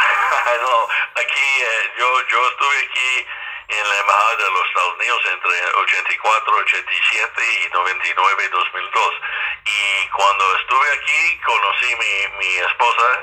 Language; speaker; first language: Spanish; non-native, fluent; English